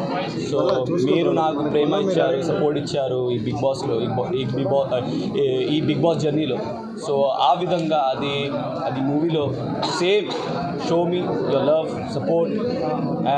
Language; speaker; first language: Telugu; non-native, local second language; Hindi